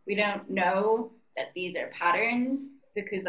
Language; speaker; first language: English; native; English